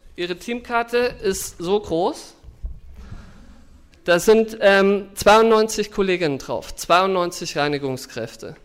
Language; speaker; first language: German; native; German